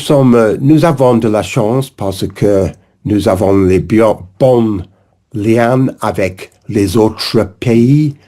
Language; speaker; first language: French; non-native, learner; English